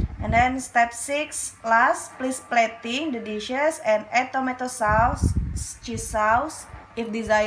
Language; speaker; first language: English; non-native, local second language; Indonesian